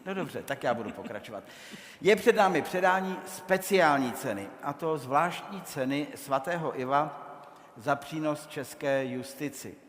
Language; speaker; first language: Czech; native; Czech